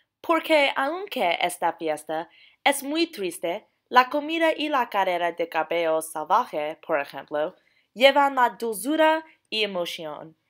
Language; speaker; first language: Spanish; non-native, learner; English